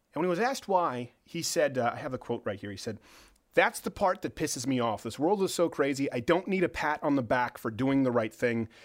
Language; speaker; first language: English; native; English